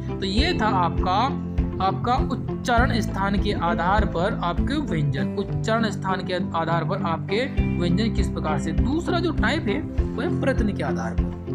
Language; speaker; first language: Hindi; native; Hindi